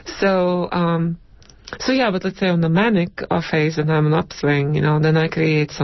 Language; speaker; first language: English; non-native, fluent; Latvian